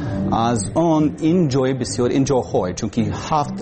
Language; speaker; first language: Persian; non-native, learner; English